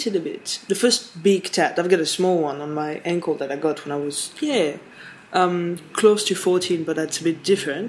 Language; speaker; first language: English; non-native, fluent; French